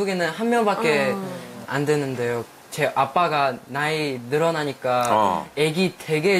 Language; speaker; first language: Korean; non-native, learner; Chinese